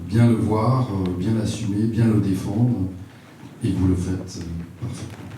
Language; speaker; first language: French; native; French